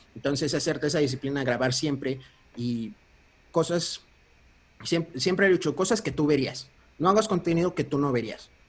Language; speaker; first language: Spanish; early bilingual, heritage; Spanish